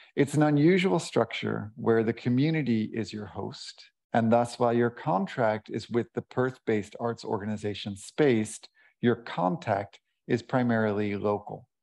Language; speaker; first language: English; native; English